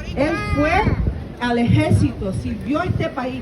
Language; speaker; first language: Spanish; early bilingual, heritage; Spanish